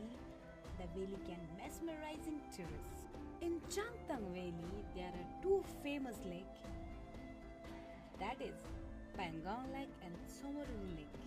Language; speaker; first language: English; non-native, local second language; Ladakhi